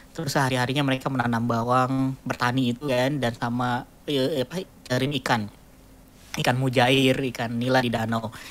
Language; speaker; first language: Indonesian; native; Indonesian